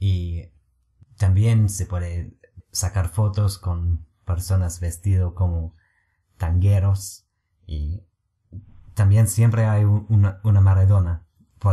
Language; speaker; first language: Spanish; non-native, fluent; English